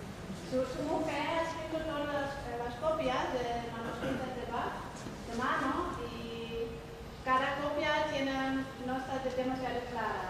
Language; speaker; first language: Spanish; non-native, fluent; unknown